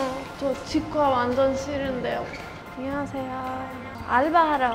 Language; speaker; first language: Korean; non-native, fluent; Persian